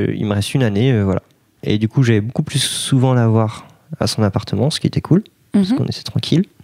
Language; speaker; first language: French; native; French